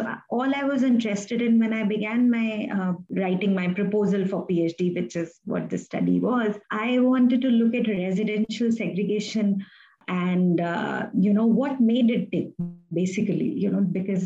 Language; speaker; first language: English; non-native, local second language; Hindi